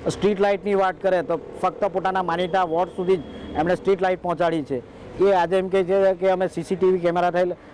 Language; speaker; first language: Gujarati; native; Gujarati